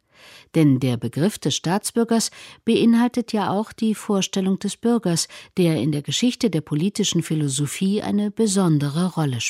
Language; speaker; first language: German; native; German